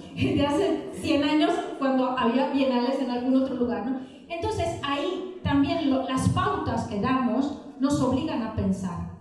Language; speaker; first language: Spanish; non-native, fluent; Italian